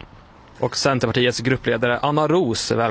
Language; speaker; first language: Swedish; native; Swedish